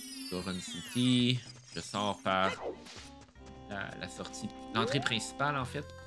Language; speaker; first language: French; native; French